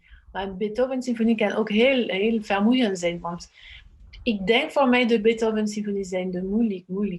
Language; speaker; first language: Dutch; non-native, fluent; French